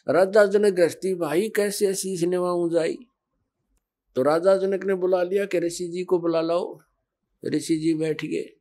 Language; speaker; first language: Hindi; native; Hindi